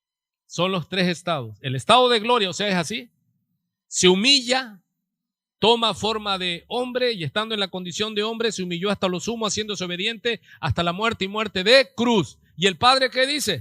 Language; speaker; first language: Spanish; native; Spanish